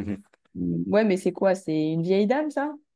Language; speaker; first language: French; native; French